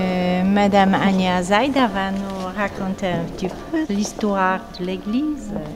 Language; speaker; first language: French; non-native, fluent; Polish